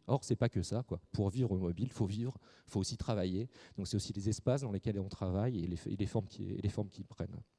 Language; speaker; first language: French; native; French